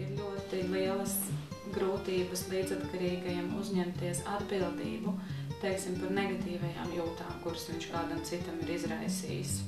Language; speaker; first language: Latvian; native; Latvian